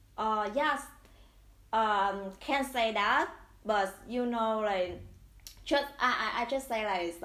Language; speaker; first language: English; non-native, learner; Vietnamese